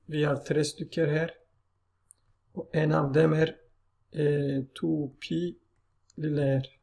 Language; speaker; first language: Norwegian; non-native, learner; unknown